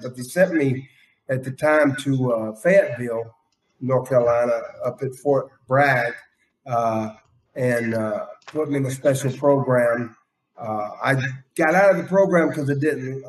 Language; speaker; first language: English; native; English